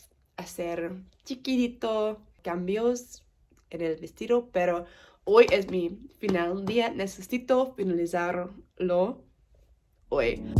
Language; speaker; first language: Spanish; non-native, learner; English